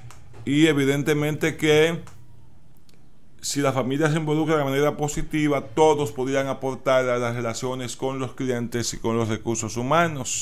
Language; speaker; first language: Spanish; native; Spanish